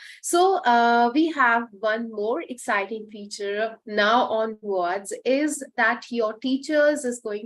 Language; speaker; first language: English; non-native, local second language; Hindi